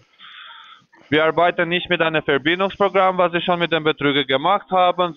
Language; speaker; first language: German; non-native, fluent; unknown